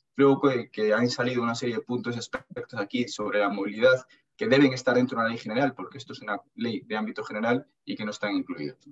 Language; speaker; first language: Spanish; native; Spanish